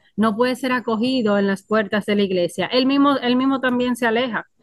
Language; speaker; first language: Spanish; native; Spanish